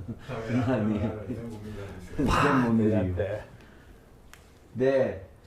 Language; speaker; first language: Japanese; non-native, learner; Turkish